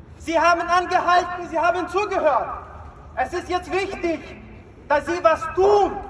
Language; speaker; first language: German; non-native, fluent; Ukrainian